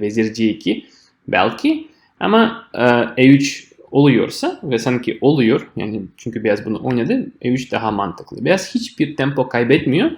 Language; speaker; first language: Turkish; non-native, fluent; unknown